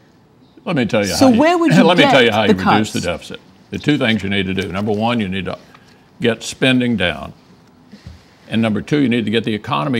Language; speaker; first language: English; native; English